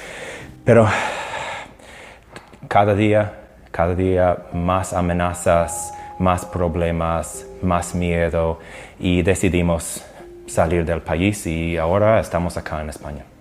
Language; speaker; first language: Spanish; non-native, fluent; English